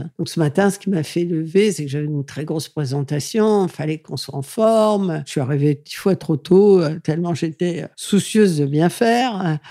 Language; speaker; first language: French; early bilingual, other home language; Catalan